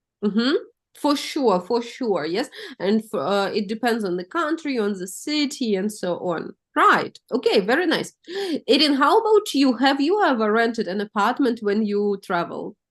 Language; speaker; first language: English; non-native, fluent; Russian